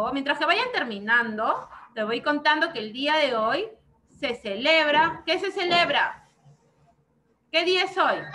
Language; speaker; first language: Spanish; native; Spanish